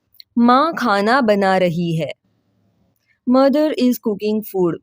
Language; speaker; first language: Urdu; non-native, local second language; Marathi